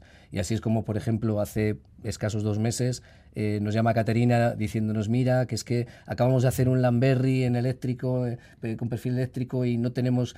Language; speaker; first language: Spanish; native; Spanish